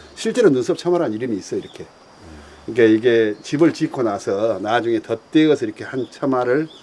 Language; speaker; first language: Korean; native; Korean